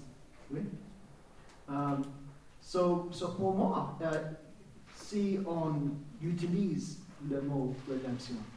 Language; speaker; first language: French; non-native, learner; English